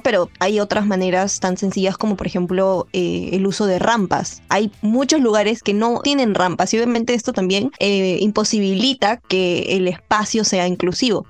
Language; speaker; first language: Spanish; native; Spanish